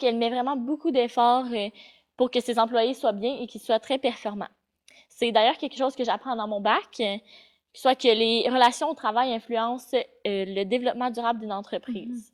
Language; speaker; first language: French; native; French